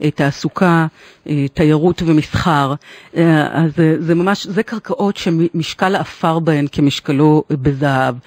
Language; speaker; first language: Hebrew; native; Hebrew